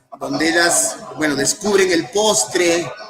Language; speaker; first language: Spanish; native; Spanish